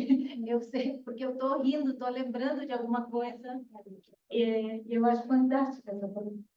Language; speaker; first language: Portuguese; non-native, fluent; Spanish